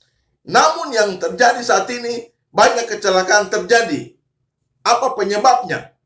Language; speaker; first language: Indonesian; native; Indonesian